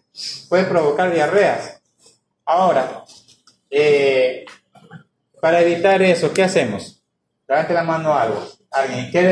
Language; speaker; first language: Spanish; native; Spanish